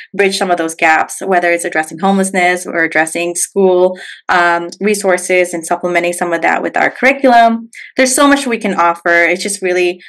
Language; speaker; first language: English; native; English